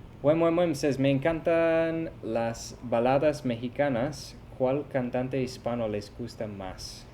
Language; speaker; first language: Spanish; non-native, fluent; English